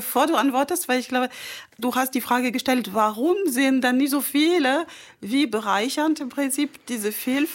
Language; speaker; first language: German; non-native, fluent; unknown